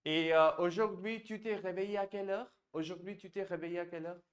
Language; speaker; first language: French; non-native, fluent; Hindi